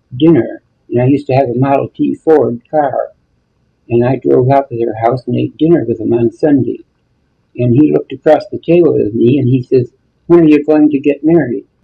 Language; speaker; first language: English; native; English